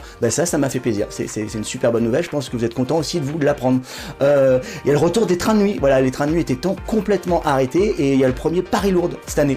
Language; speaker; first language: French; native; French